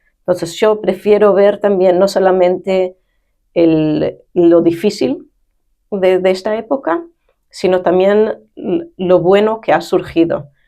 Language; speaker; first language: Spanish; early bilingual, heritage; Spanish